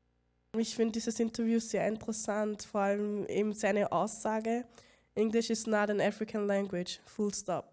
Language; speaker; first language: German; native; German